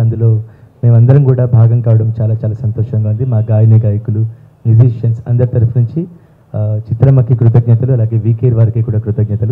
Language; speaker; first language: Telugu; native; Telugu